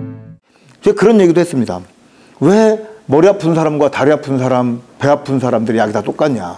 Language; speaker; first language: Korean; native; Korean